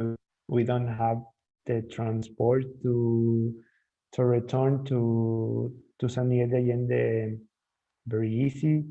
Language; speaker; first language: English; non-native, learner; Spanish